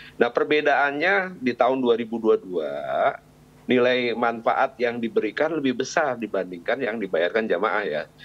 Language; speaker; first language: Indonesian; native; Indonesian